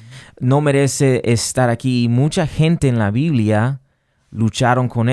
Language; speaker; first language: Spanish; non-native, fluent; English